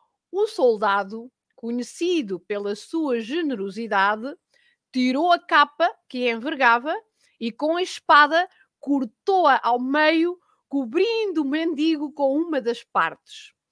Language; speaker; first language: Portuguese; native; Portuguese